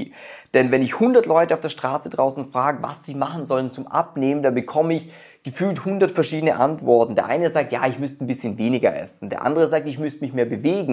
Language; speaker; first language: German; native; German